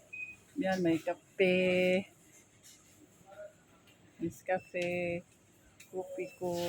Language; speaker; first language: Filipino; native; Filipino